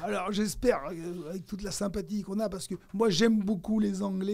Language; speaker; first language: French; native; French